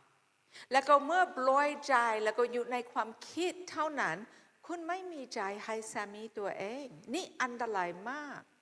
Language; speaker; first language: Thai; non-native, fluent; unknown